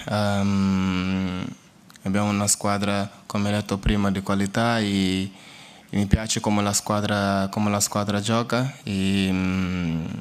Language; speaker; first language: Italian; non-native, learner; Portuguese